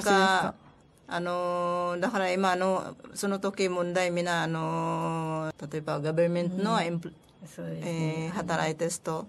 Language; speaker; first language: Japanese; non-native, learner; Filipino